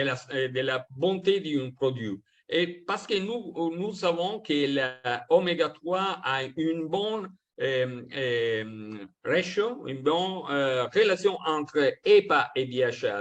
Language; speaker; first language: French; non-native, fluent; Italian